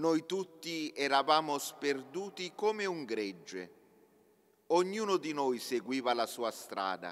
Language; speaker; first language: Italian; native; Italian